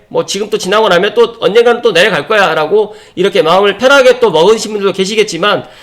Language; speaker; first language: Korean; native; Korean